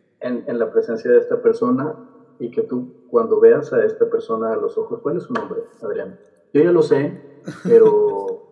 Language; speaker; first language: Spanish; native; Spanish